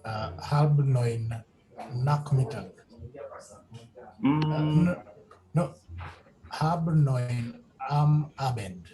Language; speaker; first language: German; non-native, learner; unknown